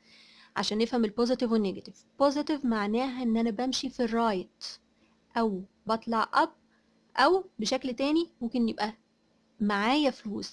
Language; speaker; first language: Arabic; native; Arabic